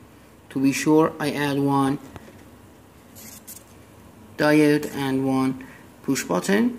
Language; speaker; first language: English; non-native, learner; Persian